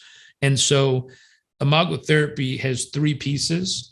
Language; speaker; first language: English; native; English